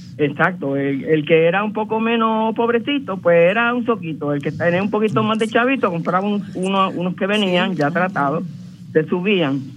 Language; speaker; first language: Spanish; native; Spanish